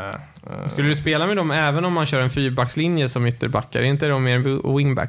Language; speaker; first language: Swedish; native; Swedish